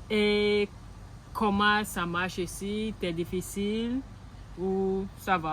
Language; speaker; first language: French; non-native, learner; Akan